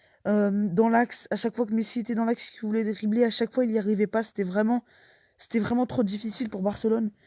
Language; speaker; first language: French; native; French